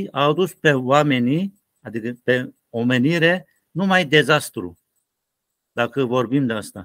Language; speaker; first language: Romanian; non-native, learner; Turkish